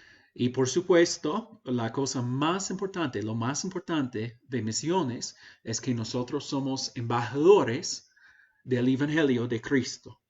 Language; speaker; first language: Spanish; non-native, fluent; English